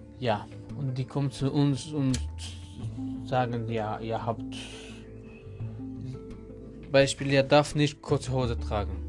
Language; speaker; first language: German; non-native, learner; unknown